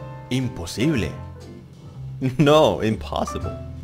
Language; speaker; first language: English; non-native, fluent; Indonesian